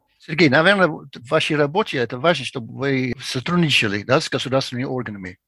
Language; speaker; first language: Russian; non-native, fluent; English